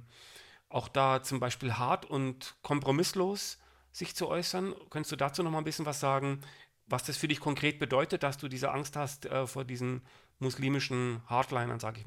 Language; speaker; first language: German; native; German